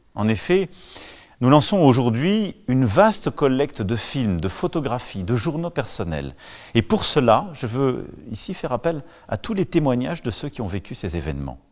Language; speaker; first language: French; native; French